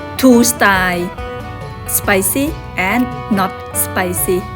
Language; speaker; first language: English; non-native, learner; Thai